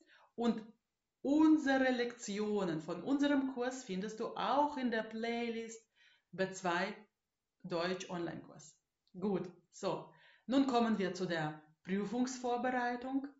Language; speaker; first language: German; non-native, fluent; Russian